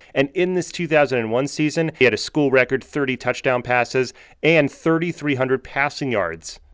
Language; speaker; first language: English; native; English